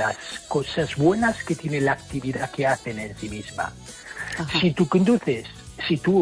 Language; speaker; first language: Spanish; non-native, fluent; English